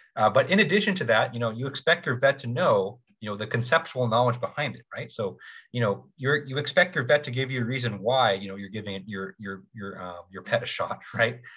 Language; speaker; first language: English; native; English